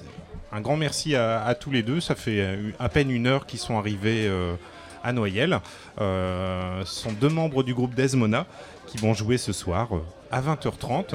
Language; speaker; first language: French; native; French